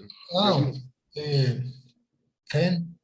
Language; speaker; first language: English; non-native, learner; Spanish